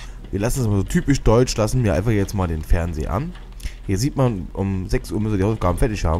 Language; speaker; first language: German; native; German